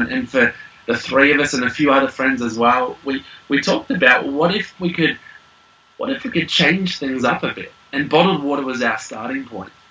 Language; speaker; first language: English; native; English